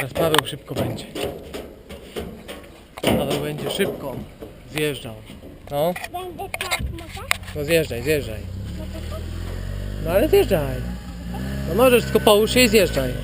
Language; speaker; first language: Polish; native; Polish